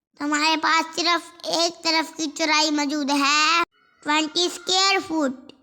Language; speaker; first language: Urdu; non-native, local second language; Punjabi